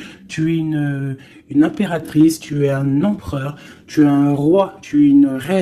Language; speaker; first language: French; native; French